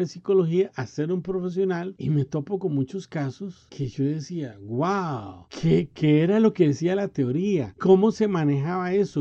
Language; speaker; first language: Spanish; native; Spanish